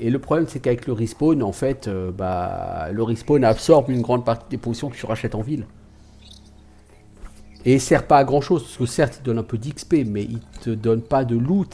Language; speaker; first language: French; native; French